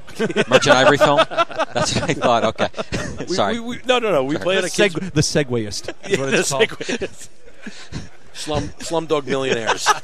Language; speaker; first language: English; native; English